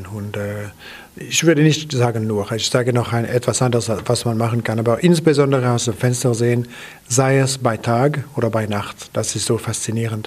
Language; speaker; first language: German; non-native, local second language; French